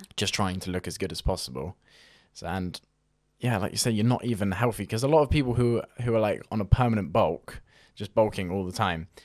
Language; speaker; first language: English; native; English